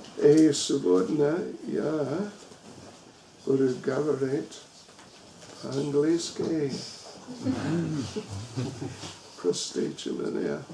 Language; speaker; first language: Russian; non-native, learner; English